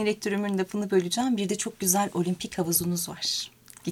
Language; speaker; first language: Turkish; native; Turkish